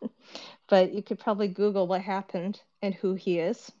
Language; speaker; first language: English; early bilingual, other home language; Korean